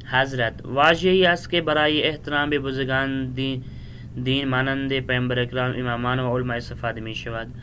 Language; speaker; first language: Persian; non-native, fluent; Urdu